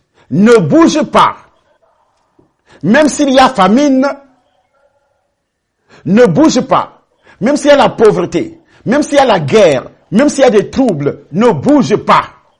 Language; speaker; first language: French; non-native, local second language; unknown